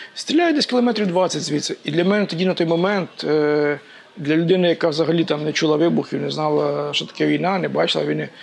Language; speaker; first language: Ukrainian; native; Ukrainian